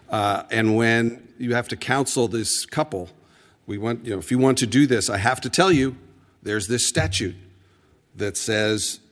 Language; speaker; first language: English; native; English